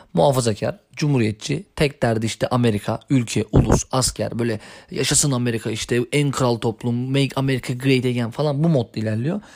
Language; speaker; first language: Turkish; native; Turkish